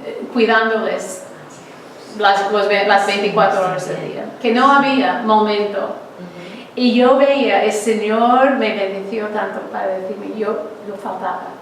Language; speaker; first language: Spanish; non-native, fluent; English